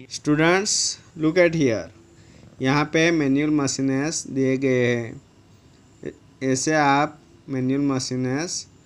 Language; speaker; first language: Hindi; non-native, local second language; Gujarati